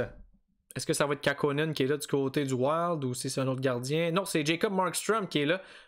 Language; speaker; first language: French; native; French